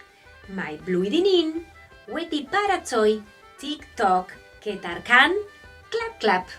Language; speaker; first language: Welsh; non-native, local second language; Spanish